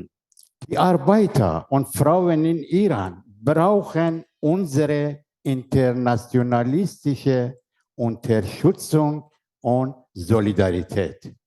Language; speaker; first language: German; non-native, learner; Persian